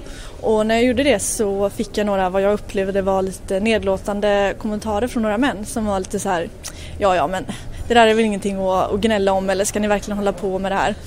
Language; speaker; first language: Swedish; native; Swedish